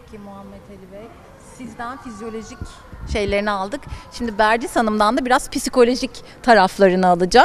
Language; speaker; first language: Turkish; native; Turkish